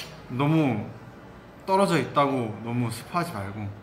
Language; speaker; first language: Korean; early bilingual, heritage; Korean